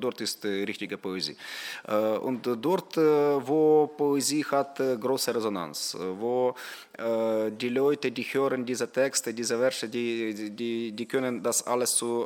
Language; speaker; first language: German; non-native, fluent; Ukrainian